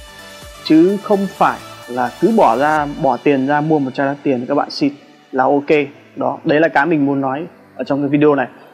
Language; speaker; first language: Vietnamese; native; Vietnamese